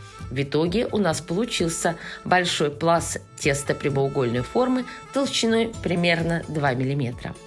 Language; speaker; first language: Russian; native; Russian